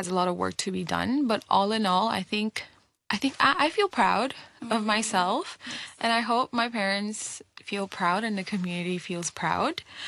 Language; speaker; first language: English; non-native, local second language; Nepali